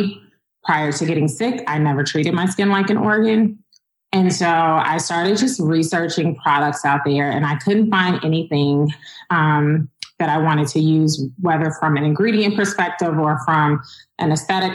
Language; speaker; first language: English; native; English